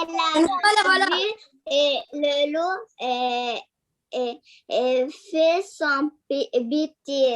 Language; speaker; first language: French; non-native, learner; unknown